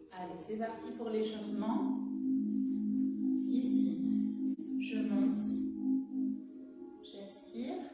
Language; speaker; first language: French; native; French